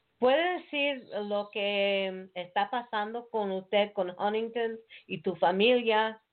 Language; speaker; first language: Spanish; non-native, learner; English